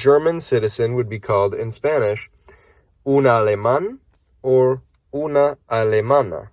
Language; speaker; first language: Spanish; non-native, fluent; English